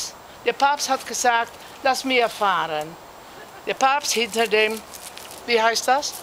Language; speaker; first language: German; non-native, learner; Dutch